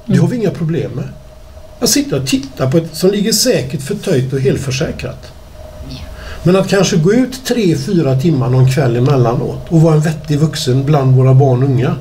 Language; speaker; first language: Swedish; native; Swedish